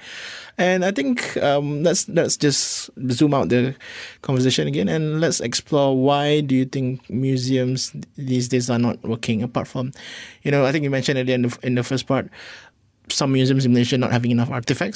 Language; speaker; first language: English; non-native, local second language; Malay